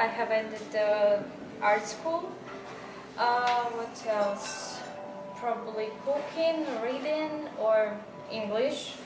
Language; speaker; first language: English; non-native, learner; Russian